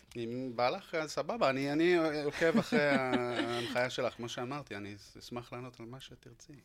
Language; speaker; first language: Hebrew; native; Hebrew